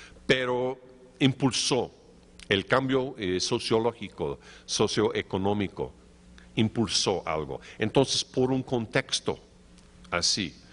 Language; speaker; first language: Spanish; non-native, fluent; English